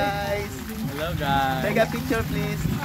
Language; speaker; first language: English; non-native, local second language; Filipino